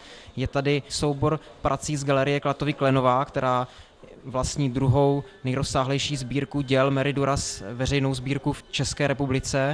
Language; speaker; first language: Czech; native; Czech